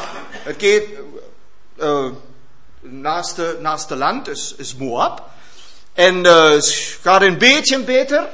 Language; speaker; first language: Dutch; non-native, learner; German